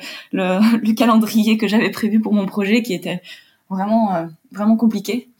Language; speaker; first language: French; early bilingual, heritage; French